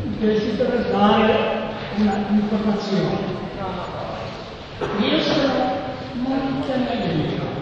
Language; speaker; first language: Italian; non-native, learner; Serbian